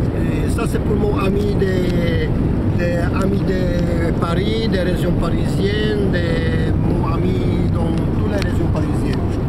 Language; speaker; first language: French; non-native, learner; Polish